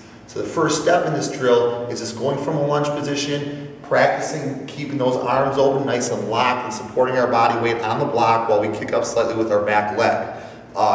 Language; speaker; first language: English; native; English